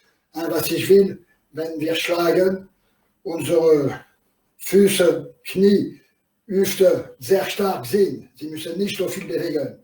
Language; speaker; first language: German; non-native, learner; French